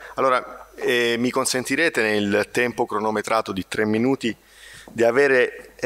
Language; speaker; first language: Italian; native; Italian